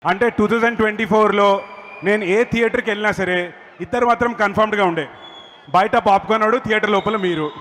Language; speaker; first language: Telugu; native; Telugu